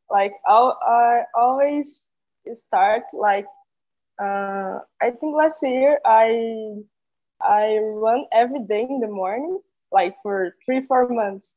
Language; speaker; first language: English; non-native, learner; Portuguese